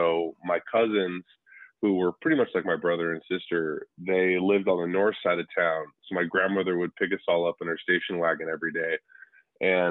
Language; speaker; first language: English; native; English